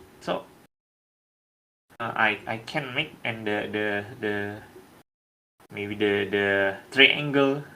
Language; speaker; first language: English; non-native, learner; Indonesian